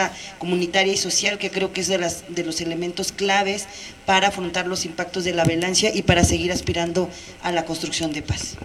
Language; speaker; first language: Spanish; native; Spanish